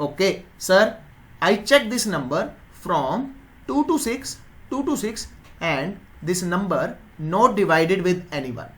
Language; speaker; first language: English; non-native, local second language; Hindi